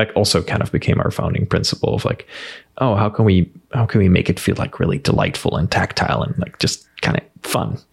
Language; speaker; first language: English; non-native, fluent; Dutch